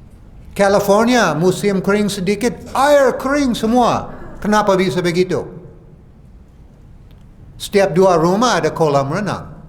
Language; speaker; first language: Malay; non-native, fluent; English